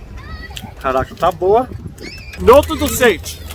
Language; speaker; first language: Portuguese; non-native, learner; English